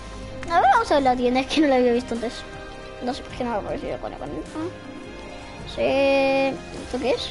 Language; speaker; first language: Spanish; native; Spanish